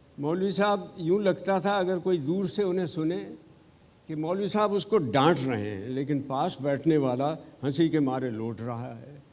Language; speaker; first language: Urdu; native; Urdu